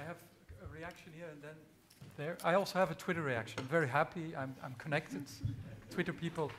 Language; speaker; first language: English; non-native, fluent; Dutch